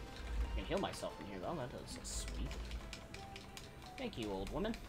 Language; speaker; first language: English; native; English